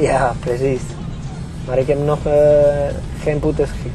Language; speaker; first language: Dutch; non-native, learner; Estonian